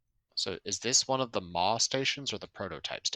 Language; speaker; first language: English; native; English